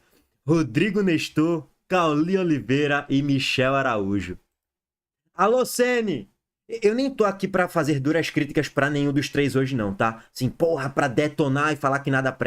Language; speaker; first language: Portuguese; native; Portuguese